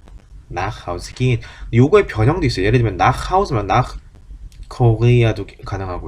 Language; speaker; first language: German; non-native, fluent; Korean